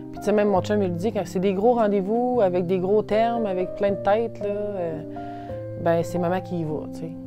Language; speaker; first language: French; native; French